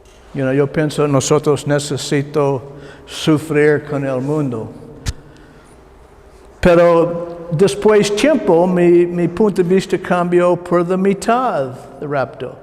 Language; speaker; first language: Spanish; non-native, learner; English